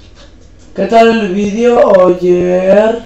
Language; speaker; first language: Spanish; native; Spanish